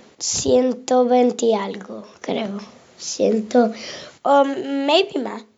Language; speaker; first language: Spanish; early bilingual, other home language; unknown